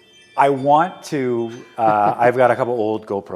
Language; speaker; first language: English; native; English